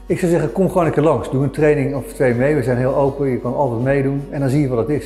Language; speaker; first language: Dutch; native; Dutch